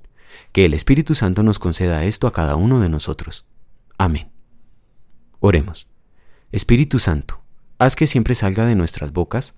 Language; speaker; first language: Spanish; native; Spanish